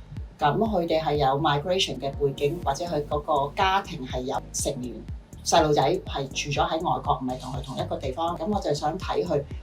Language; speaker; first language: Cantonese; native; Cantonese